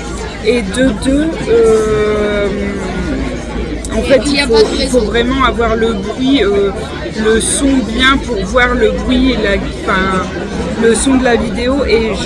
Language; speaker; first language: French; native; French